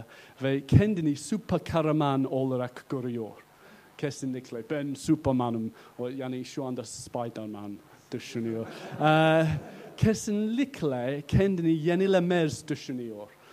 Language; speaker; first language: Turkish; non-native, learner; English